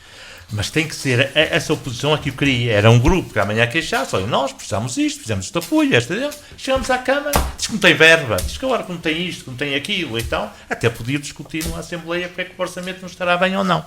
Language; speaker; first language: Portuguese; native; Portuguese